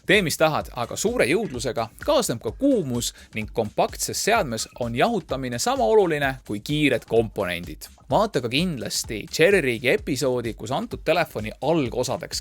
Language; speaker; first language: Estonian; native; Estonian